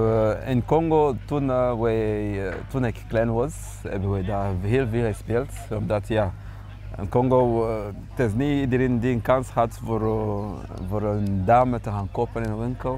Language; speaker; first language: Dutch; non-native, fluent; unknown